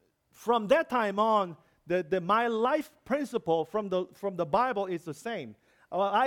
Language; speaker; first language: English; non-native, learner; Korean